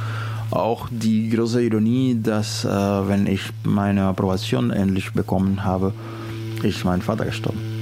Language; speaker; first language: German; non-native, fluent; Spanish